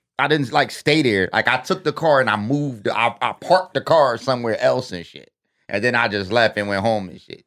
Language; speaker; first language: English; native; English